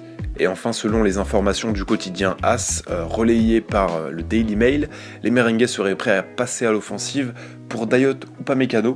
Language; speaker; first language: French; native; French